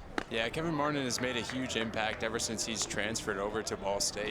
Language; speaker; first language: English; native; English